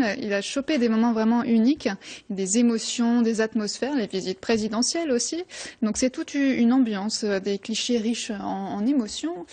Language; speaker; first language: French; native; French